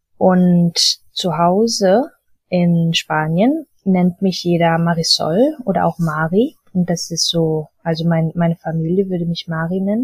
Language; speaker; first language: German; early bilingual, heritage; German